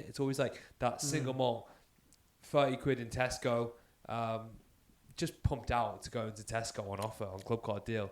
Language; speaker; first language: English; native; English